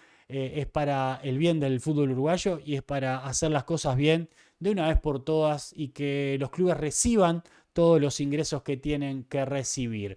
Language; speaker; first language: Spanish; native; Spanish